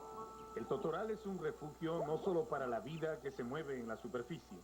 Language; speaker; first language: Spanish; native; Spanish